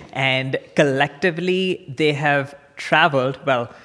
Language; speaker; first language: English; non-native, local second language; Bangla